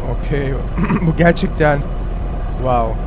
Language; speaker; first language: Turkish; early bilingual, heritage; Turkish